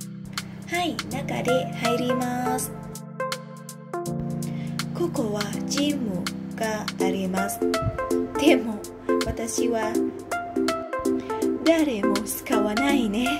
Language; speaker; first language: Japanese; non-native, learner; Thai